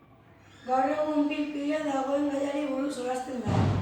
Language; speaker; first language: Basque; native; Basque